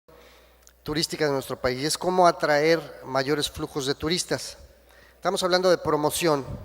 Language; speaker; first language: Spanish; native; Spanish